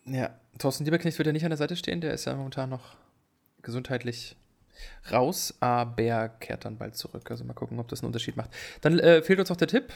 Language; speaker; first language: German; native; German